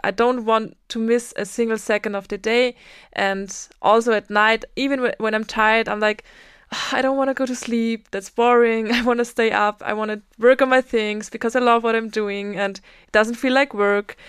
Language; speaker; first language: English; non-native, fluent; German